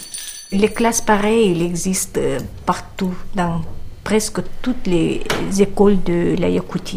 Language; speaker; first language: French; non-native, learner; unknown